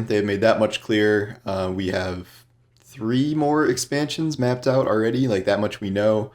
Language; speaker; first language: English; native; English